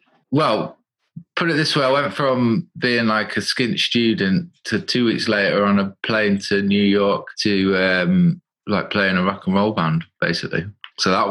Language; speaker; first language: English; native; English